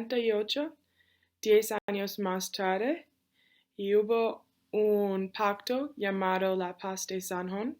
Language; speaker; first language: Spanish; non-native, learner; English